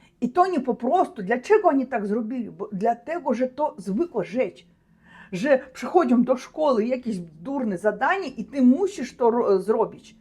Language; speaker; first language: Polish; non-native, learner; Russian